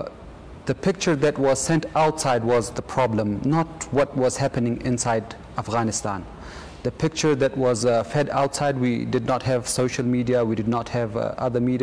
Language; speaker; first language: English; non-native, fluent; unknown